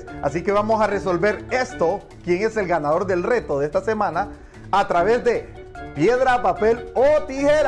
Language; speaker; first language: Spanish; native; Spanish